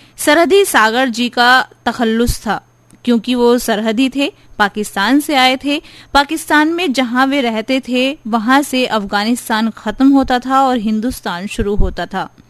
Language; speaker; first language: Hindi; native; Hindi